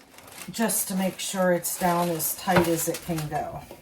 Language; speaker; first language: English; native; English